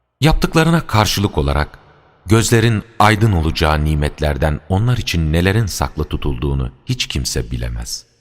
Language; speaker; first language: Turkish; native; Turkish